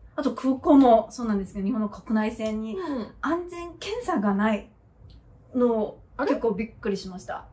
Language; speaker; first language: Japanese; non-native, fluent; Chinese